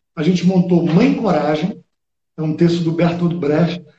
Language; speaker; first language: Portuguese; early bilingual, other home language; Spanish